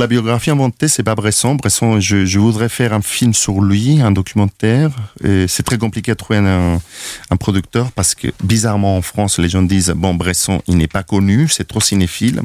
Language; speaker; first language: French; non-native, fluent; Spanish